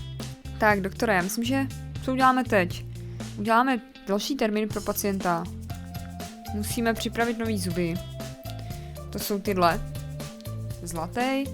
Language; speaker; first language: Czech; native; Czech